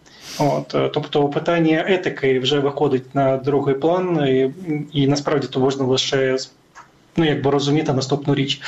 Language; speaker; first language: Ukrainian; native; Ukrainian